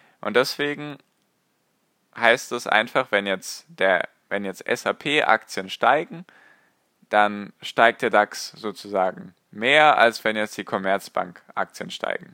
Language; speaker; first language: German; native; German